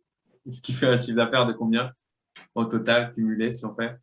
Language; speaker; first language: French; native; French